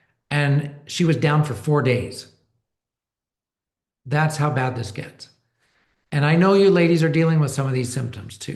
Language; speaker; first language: English; native; English